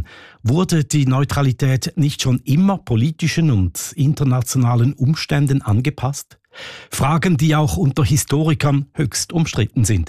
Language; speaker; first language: German; native; German